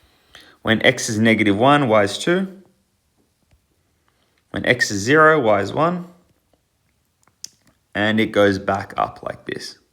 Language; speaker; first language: English; native; English